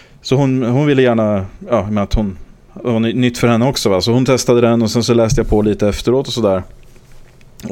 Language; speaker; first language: Swedish; native; Swedish